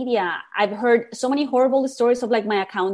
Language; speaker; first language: English; non-native, fluent; Spanish